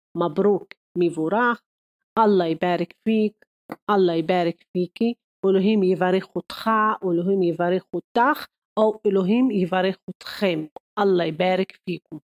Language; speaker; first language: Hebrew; non-native, local second language; Arabic